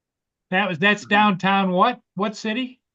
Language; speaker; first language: English; native; English